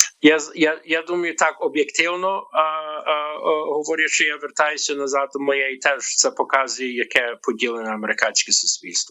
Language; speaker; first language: Ukrainian; early bilingual, heritage; Ukrainian